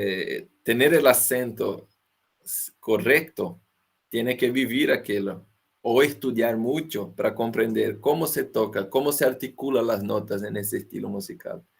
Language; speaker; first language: Spanish; non-native, fluent; Portuguese